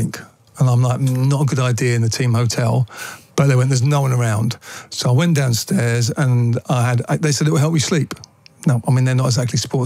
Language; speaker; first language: English; native; English